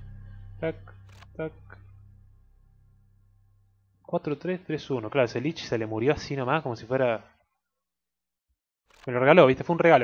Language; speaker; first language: Spanish; native; Spanish